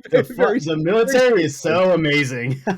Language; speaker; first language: English; native; English